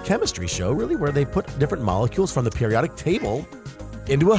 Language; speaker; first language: English; native; English